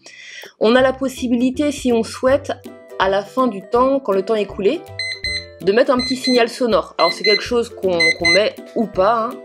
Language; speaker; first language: French; native; French